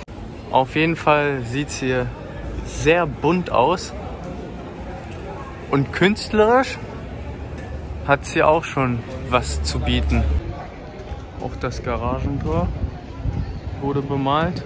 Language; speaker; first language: German; native; German